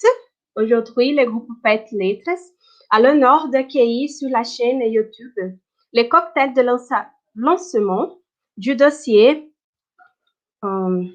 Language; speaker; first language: French; non-native, fluent; Portuguese